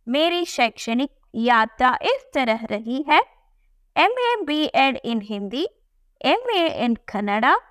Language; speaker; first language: Hindi; non-native, local second language; Kannada